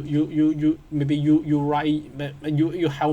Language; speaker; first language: English; non-native, learner; Cantonese